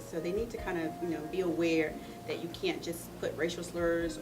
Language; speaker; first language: English; native; English